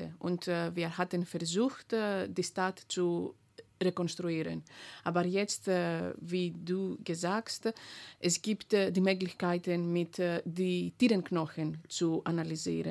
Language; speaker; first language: German; non-native, fluent; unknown